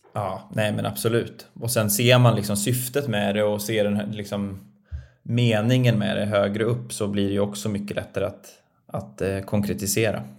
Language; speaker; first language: Swedish; native; Swedish